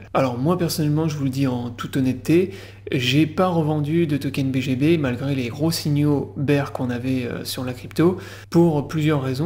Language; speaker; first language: French; native; French